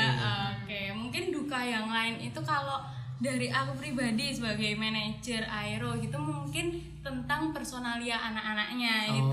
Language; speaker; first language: Indonesian; native; Indonesian